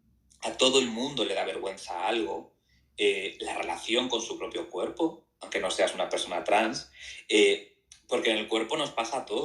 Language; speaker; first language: Spanish; native; Spanish